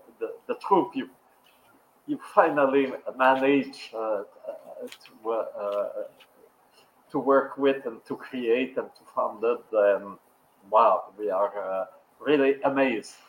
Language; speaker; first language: English; non-native, local second language; French